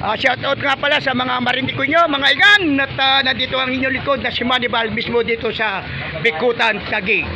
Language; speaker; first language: Filipino; native; Filipino